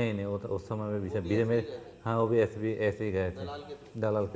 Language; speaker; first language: Hindi; non-native, learner; Bangla